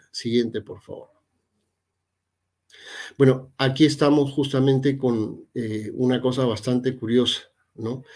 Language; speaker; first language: Spanish; native; Spanish